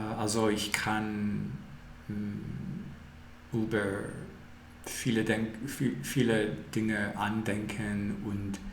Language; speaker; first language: German; non-native, learner; English